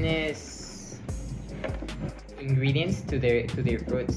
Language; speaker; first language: English; non-native, learner; Spanish